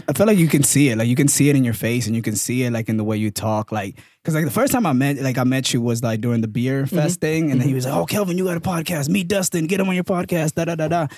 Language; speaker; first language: English; early bilingual, other home language; Spanish